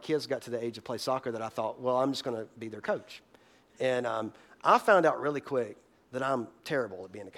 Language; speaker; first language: English; native; English